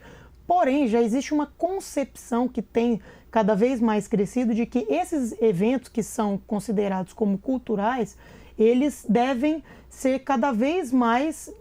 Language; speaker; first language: Portuguese; native; Portuguese